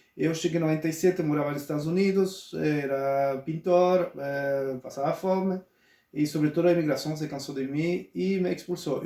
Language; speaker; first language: Portuguese; non-native, local second language; Spanish